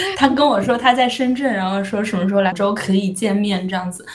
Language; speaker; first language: Chinese; native; Chinese